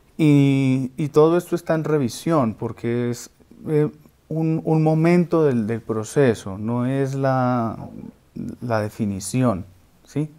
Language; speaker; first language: Spanish; native; Spanish